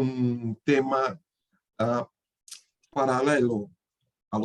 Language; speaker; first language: Spanish; non-native, fluent; Portuguese